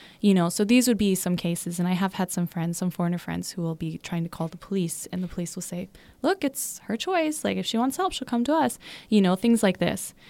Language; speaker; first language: English; native; English